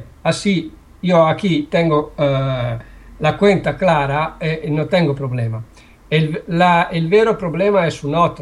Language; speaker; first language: Spanish; non-native, learner; Italian